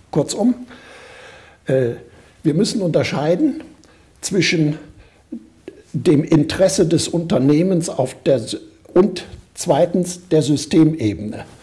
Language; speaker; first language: German; native; German